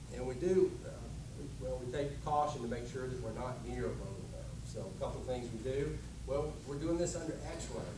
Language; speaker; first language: English; native; English